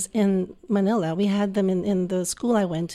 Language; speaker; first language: English; non-native, local second language; Filipino